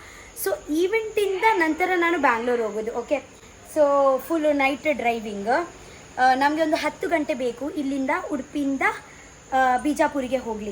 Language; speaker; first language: Kannada; non-native, local second language; Tulu